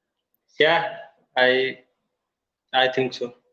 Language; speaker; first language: English; non-native, learner; Hindi